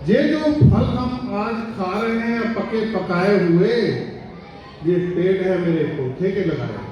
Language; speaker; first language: Hindi; non-native, local second language; Punjabi